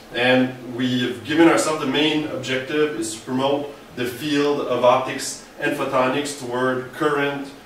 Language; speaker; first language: English; native; English